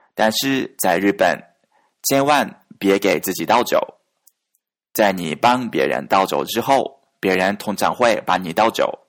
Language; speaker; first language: Chinese; non-native, fluent; Japanese